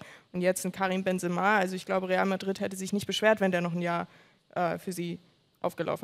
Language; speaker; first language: German; native; German